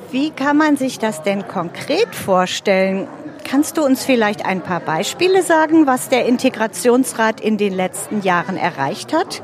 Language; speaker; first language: German; native; German